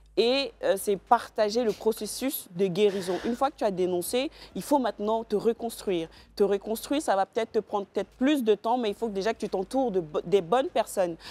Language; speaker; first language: French; native; French